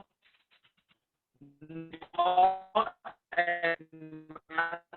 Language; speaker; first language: Spanish; non-native, learner; English